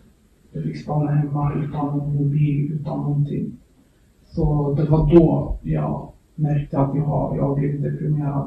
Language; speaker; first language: Swedish; early bilingual, other home language; Kurdish